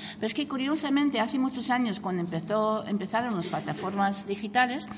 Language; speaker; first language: Spanish; non-native, fluent; English